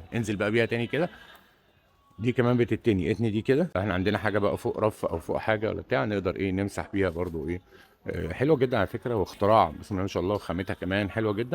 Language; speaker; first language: Arabic; native; Arabic